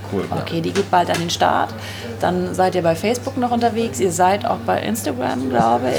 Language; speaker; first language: German; native; German